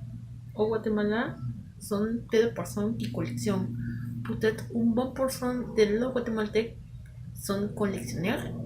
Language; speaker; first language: French; non-native, learner; Spanish